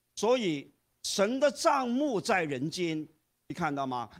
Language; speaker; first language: Chinese; non-native, fluent; Cantonese